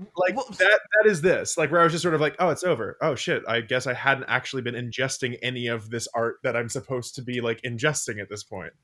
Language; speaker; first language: English; native; English